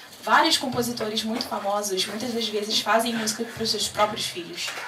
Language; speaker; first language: Portuguese; native; Portuguese